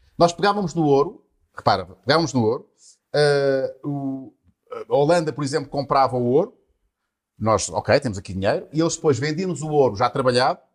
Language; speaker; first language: Portuguese; native; Portuguese